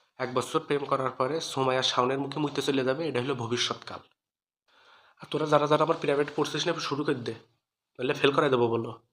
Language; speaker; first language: Bangla; native; Bangla